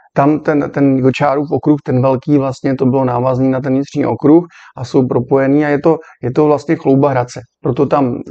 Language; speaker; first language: Czech; native; Czech